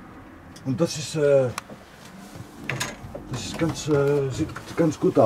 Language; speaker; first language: German; non-native, learner; Greek